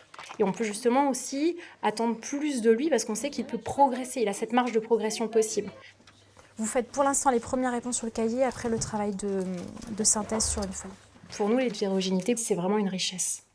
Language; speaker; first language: French; native; French